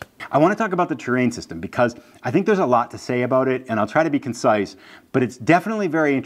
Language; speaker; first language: English; native; English